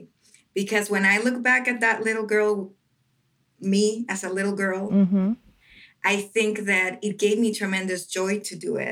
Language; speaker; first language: English; non-native, fluent; Spanish